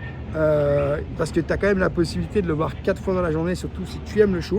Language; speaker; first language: French; native; French